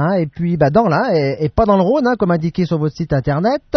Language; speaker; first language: French; native; French